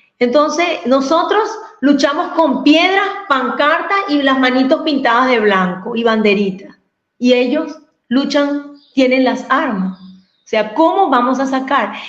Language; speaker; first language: Spanish; native; Spanish